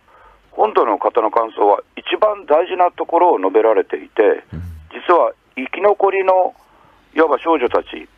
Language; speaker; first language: Japanese; native; Japanese